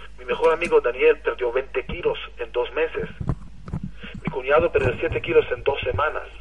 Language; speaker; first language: Spanish; non-native, fluent; Hebrew